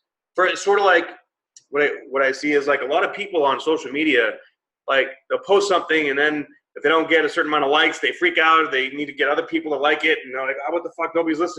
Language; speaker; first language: English; native; English